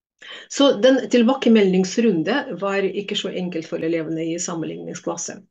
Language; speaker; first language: Norwegian; non-native, fluent; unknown